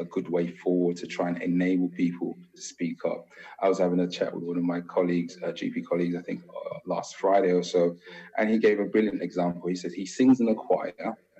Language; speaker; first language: English; native; English